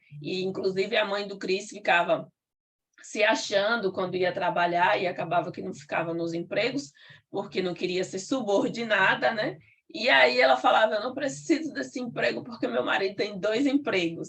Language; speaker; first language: Portuguese; native; Portuguese